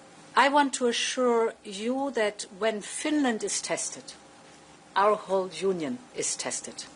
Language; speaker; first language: English; non-native, fluent; German